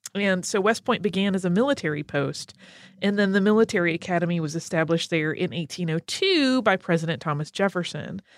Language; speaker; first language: English; native; English